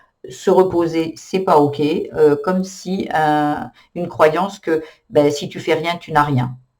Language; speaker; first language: French; native; French